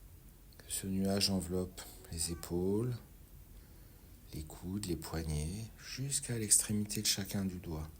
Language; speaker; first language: French; native; French